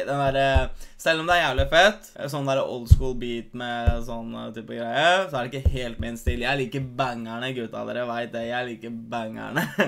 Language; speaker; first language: Norwegian; early bilingual, other home language; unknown